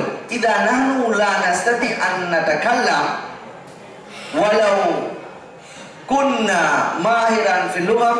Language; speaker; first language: Arabic; non-native, fluent; Indonesian